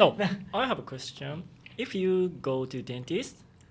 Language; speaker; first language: English; non-native, learner; Japanese